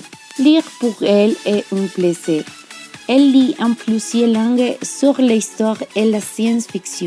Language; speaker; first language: French; non-native, learner; Spanish